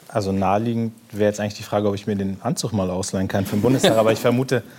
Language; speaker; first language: German; native; German